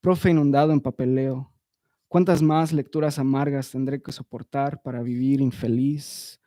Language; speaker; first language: Spanish; early bilingual, other home language; English